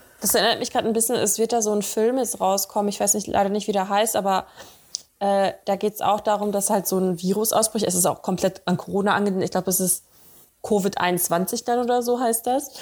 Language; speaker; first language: German; early bilingual, other home language; Russian